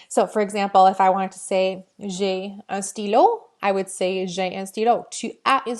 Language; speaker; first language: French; non-native, fluent; English